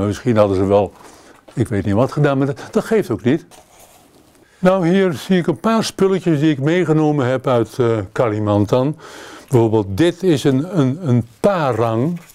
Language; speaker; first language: Dutch; native; Dutch